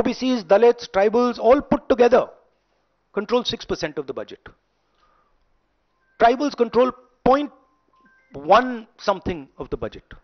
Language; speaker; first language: English; non-native, local second language; Hindi